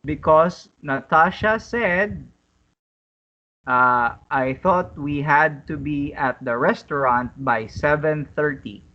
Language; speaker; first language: English; non-native, fluent; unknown